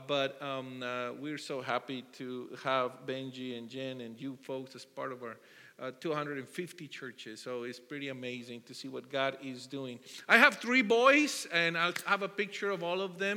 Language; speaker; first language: English; non-native, fluent; Spanish